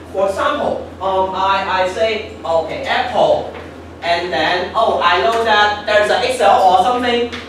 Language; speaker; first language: English; non-native, local second language; Chinese